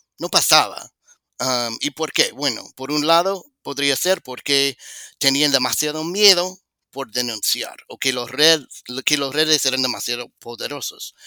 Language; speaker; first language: Spanish; non-native, fluent; English